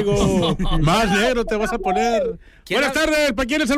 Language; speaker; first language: Spanish; native; Spanish